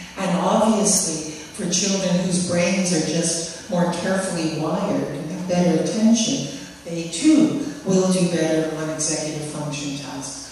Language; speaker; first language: English; native; English